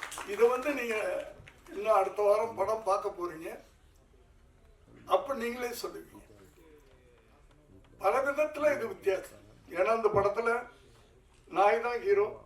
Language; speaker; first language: Tamil; native; Tamil